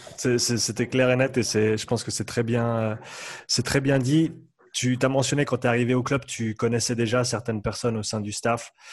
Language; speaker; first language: French; native; French